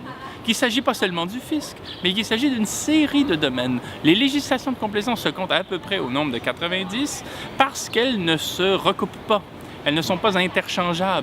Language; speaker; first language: French; native; French